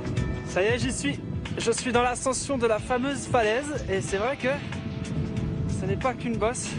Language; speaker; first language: French; native; French